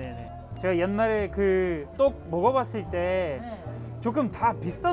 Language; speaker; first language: Korean; non-native, fluent; Russian